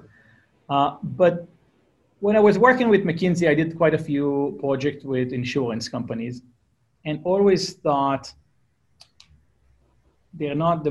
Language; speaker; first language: English; non-native, fluent; Hebrew